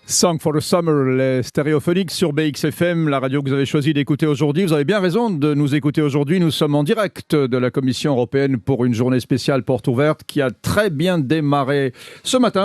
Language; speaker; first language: French; native; French